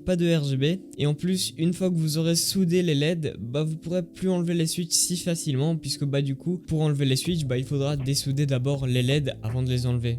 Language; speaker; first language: French; native; French